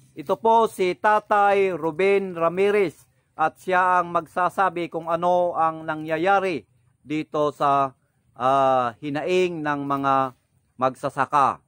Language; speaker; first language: Filipino; non-native, local second language; Iloko